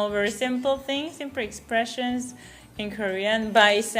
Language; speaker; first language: English; non-native, fluent; Korean